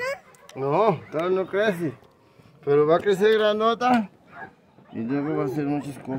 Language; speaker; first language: Spanish; native; Spanish